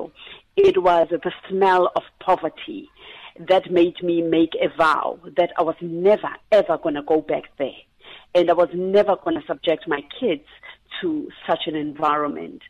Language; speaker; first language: English; non-native, local second language; Zulu